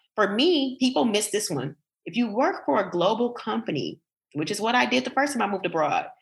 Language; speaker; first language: English; native; English